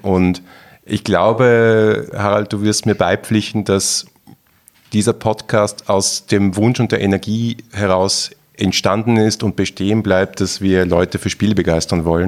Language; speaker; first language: German; native; German